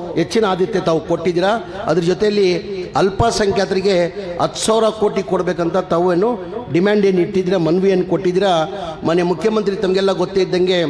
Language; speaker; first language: Kannada; non-native, local second language; Urdu